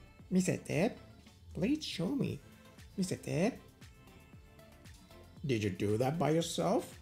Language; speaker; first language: English; non-native, fluent; Japanese